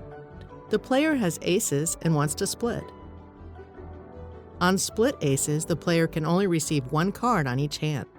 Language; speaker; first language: English; native; English